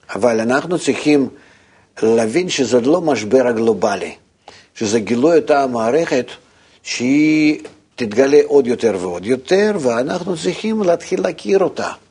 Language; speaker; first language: Hebrew; non-native, fluent; Russian